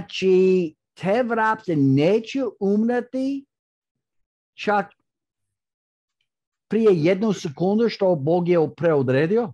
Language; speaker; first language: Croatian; early bilingual, heritage; Croatian